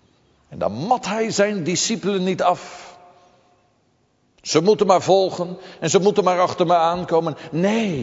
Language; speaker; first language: Dutch; native; Dutch